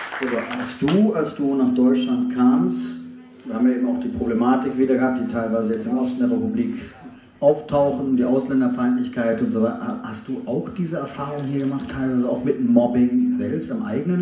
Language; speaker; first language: German; native; German